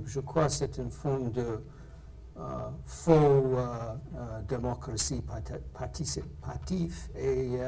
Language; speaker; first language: French; non-native, fluent; English